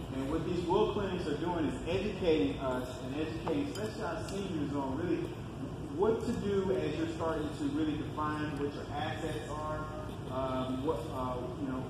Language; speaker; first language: English; native; English